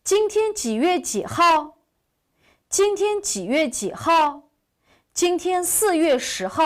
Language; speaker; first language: Chinese; non-native, local second language; Uyghur